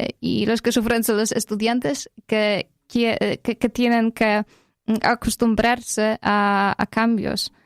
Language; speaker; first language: Spanish; non-native, fluent; Polish